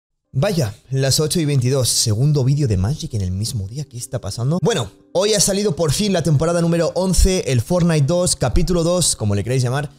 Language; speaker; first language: Spanish; native; Spanish